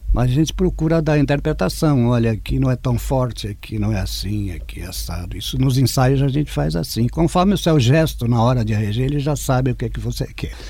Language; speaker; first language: Portuguese; native; Portuguese